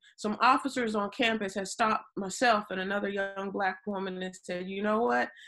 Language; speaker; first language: English; native; English